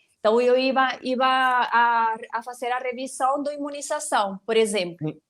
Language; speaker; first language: Portuguese; non-native, fluent; Spanish